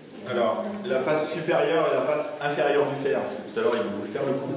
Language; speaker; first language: French; native; French